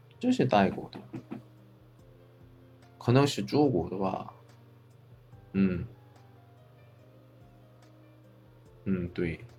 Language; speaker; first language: Chinese; non-native, fluent; Korean